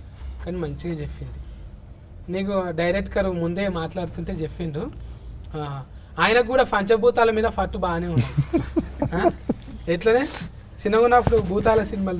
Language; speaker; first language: Telugu; native; Telugu